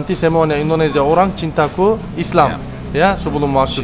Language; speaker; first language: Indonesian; non-native, learner; Turkish